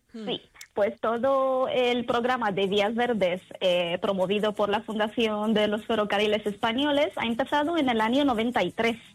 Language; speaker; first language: Spanish; non-native, fluent; Italian